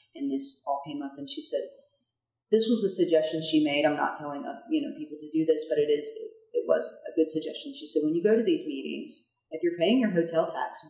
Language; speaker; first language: English; native; English